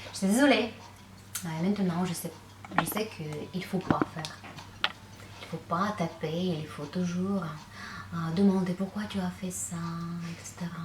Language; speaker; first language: French; non-native, fluent; Russian